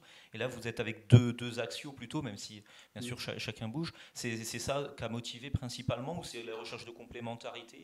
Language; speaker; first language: French; native; French